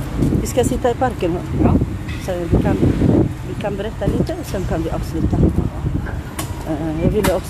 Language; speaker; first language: Swedish; non-native, learner; Tigrinya